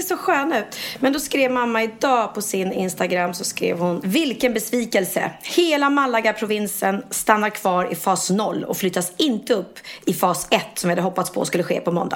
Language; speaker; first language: Swedish; native; Swedish